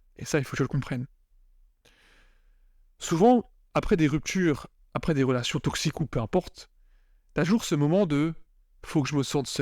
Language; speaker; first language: French; native; French